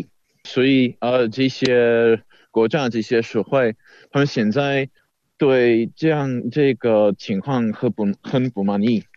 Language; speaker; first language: Chinese; non-native, fluent; Czech